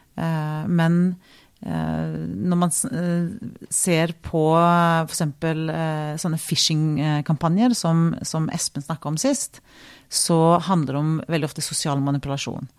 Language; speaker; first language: Norwegian; native; Norwegian